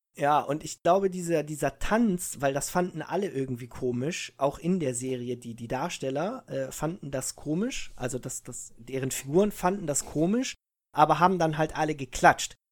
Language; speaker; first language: German; early bilingual, other home language; Italian